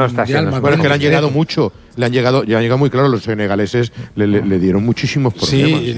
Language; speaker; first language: Spanish; native; Spanish